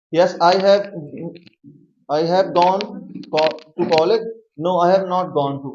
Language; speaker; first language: English; non-native, learner; Hindi